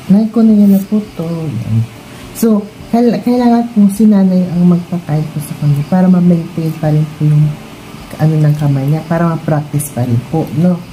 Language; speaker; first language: Filipino; native; Filipino